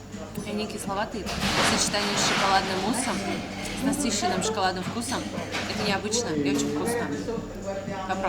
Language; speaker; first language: Russian; native; Russian